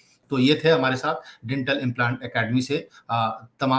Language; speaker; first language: Hindi; native; Hindi